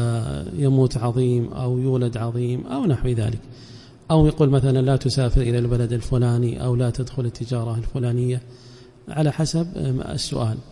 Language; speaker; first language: Arabic; native; Arabic